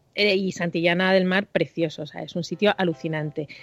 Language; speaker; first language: Spanish; native; Spanish